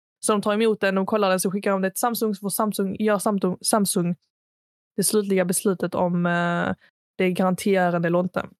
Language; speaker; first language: Swedish; early bilingual, other home language; Arabic